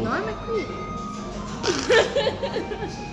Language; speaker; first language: English; non-native, learner; Malagasy